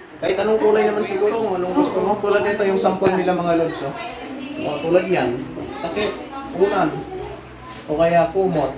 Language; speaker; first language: Filipino; non-native, local second language; Iloko